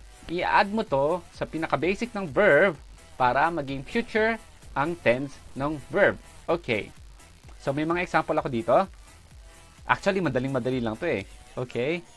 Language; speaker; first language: Filipino; native; Filipino